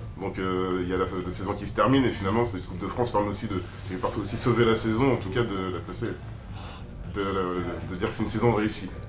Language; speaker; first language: French; native; French